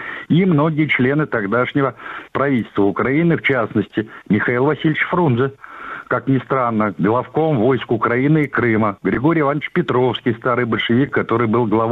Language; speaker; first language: Russian; native; Russian